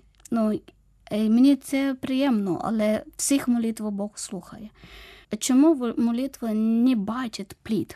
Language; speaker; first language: Ukrainian; non-native, learner; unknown